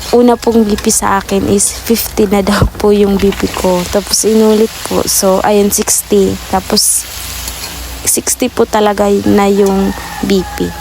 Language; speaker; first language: Filipino; non-native, local second language; Bikol